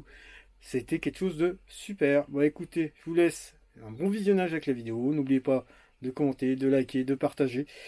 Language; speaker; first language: French; native; French